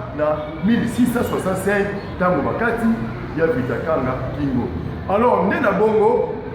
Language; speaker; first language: Lingala; non-native, local second language; Kongo